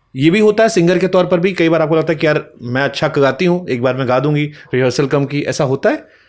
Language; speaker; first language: Hindi; native; Hindi